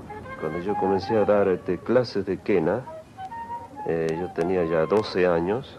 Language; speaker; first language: Spanish; non-native, local second language; Quechua